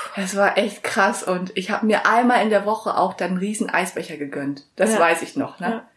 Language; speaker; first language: German; early bilingual, other home language; Vietnamese